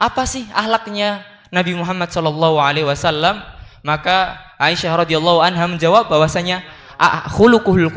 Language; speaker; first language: Indonesian; native; Indonesian